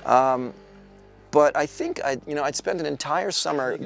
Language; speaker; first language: English; native; English